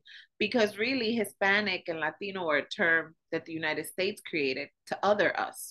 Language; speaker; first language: English; native; English